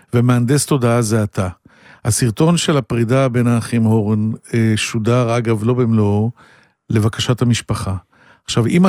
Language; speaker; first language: Hebrew; native; Hebrew